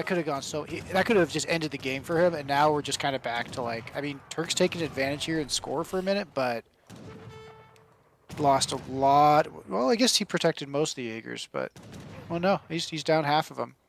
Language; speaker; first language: English; native; English